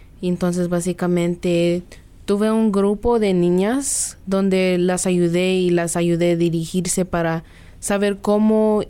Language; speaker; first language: Spanish; early bilingual, other home language; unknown